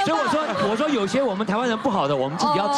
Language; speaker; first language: Chinese; native; Chinese